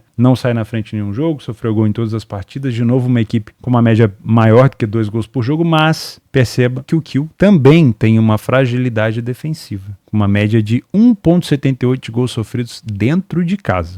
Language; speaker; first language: Portuguese; native; Portuguese